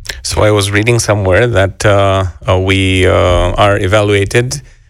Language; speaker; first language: English; non-native, fluent; Romanian